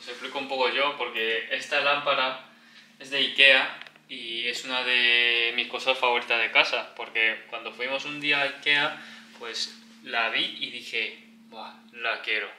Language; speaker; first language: Spanish; non-native, fluent; Korean